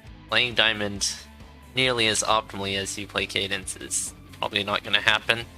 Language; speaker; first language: English; native; English